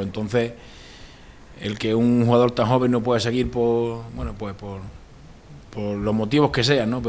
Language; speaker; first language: Spanish; native; Spanish